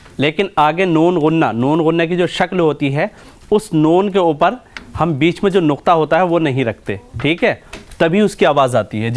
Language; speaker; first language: Urdu; native; Urdu